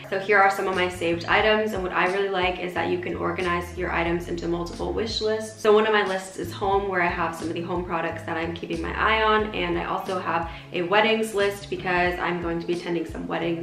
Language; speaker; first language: English; native; English